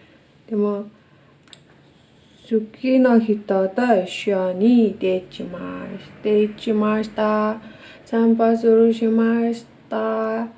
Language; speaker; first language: Japanese; non-native, learner; Mongolian